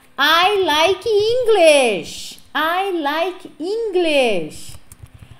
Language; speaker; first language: English; non-native, fluent; Portuguese